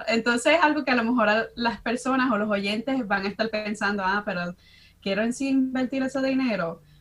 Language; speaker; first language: Spanish; early bilingual, heritage; Spanish